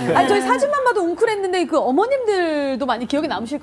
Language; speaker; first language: Korean; native; Korean